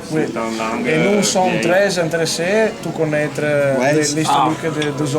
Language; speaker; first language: French; non-native, learner; Italian